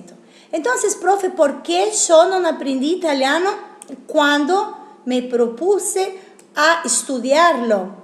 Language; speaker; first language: Spanish; non-native, fluent; Italian